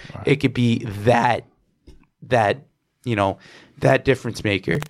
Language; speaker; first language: English; native; English